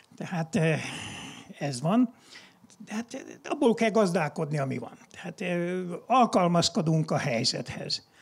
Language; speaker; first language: Hungarian; native; Hungarian